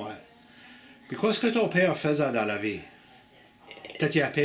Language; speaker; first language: French; native; French